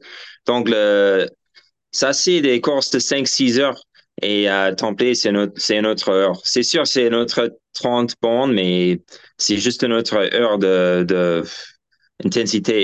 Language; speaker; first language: French; non-native, fluent; English